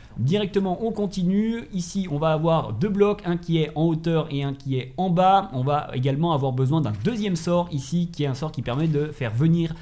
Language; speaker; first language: French; native; French